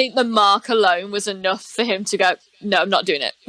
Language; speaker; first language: English; native; English